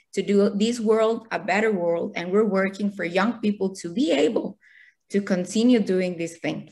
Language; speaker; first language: English; non-native, fluent; Spanish